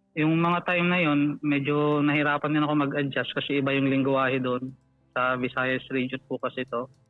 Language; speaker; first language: Filipino; native; Filipino